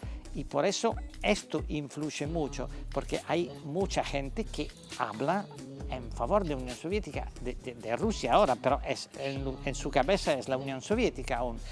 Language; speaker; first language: Spanish; non-native, fluent; Italian